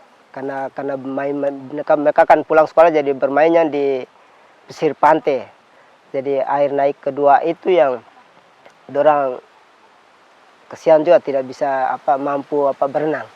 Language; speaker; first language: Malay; non-native, local second language; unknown